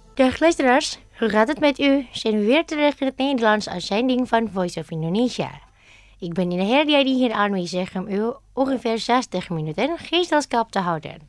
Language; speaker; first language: Dutch; non-native, fluent; Indonesian